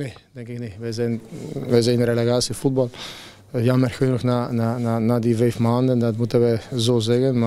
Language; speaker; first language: Dutch; non-native, fluent; Croatian